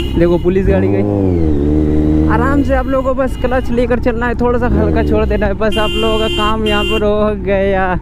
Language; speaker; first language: Hindi; native; Hindi